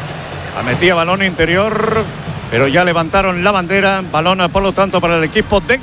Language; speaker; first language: Spanish; native; Spanish